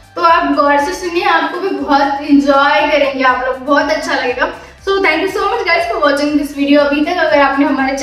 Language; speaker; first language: Hindi; non-native, local second language; Marathi